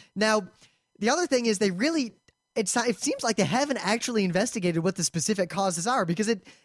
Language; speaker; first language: English; native; English